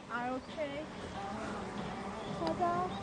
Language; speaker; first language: Korean; non-native, learner; Japanese